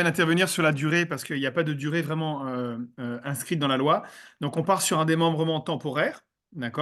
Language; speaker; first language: French; native; French